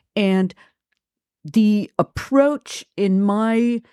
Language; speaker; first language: English; non-native, fluent; German